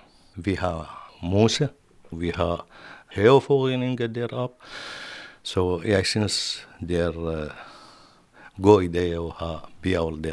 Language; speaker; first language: Danish; non-native, learner; Arabic